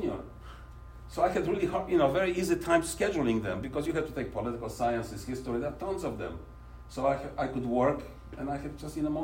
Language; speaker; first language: English; non-native, fluent; Polish